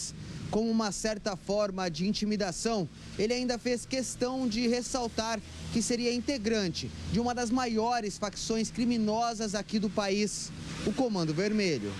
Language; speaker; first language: Portuguese; native; Portuguese